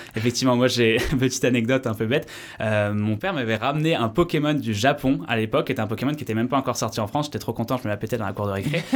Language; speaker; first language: French; native; French